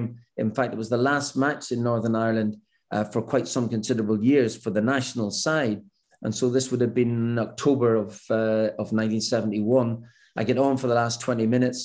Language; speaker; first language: English; native; English